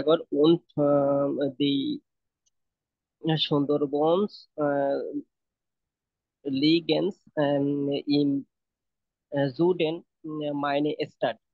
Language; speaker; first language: German; non-native, learner; Bangla